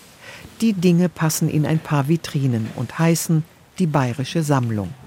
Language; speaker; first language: German; native; German